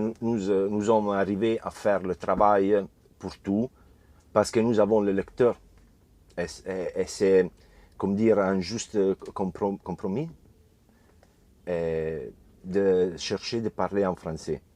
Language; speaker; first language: French; non-native, learner; Italian